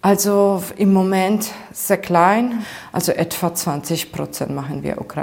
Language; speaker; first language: German; non-native, fluent; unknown